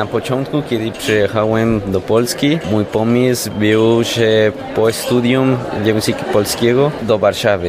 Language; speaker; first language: Polish; non-native, learner; Spanish